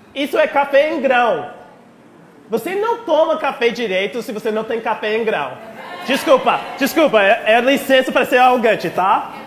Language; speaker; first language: Portuguese; non-native, fluent; English